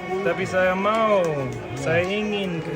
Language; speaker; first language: Indonesian; non-native, learner; English